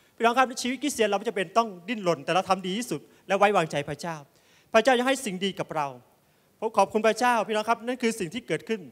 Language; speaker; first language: Thai; native; Thai